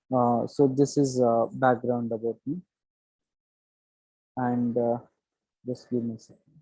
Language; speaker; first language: English; non-native, local second language; Telugu